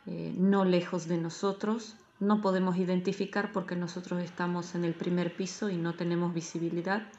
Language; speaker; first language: Spanish; non-native, fluent; Ukrainian